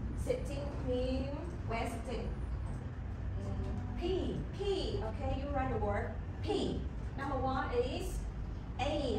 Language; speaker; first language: English; non-native, learner; Vietnamese